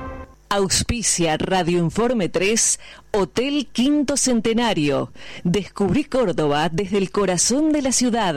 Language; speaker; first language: Spanish; native; Spanish